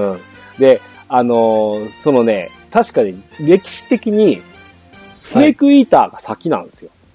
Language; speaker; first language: Japanese; native; Japanese